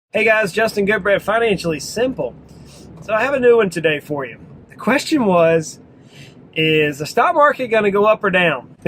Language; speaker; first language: English; native; English